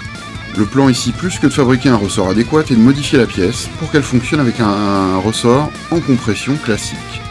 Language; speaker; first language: French; native; French